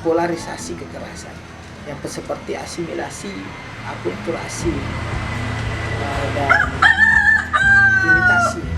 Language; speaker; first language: Indonesian; native; Indonesian